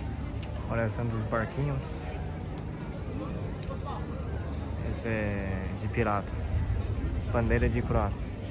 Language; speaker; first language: Portuguese; non-native, fluent; Chinese